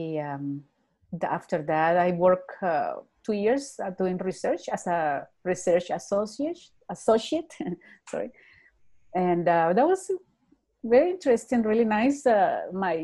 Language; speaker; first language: English; non-native, fluent; Spanish